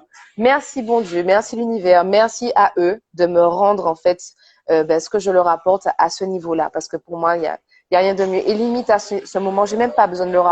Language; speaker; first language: French; native; French